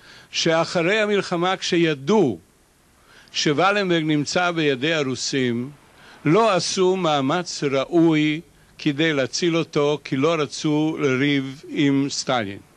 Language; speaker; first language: Hebrew; non-native, fluent; Hungarian